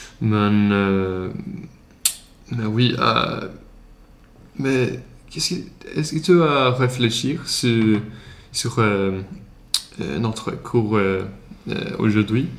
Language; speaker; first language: French; non-native, learner; Swedish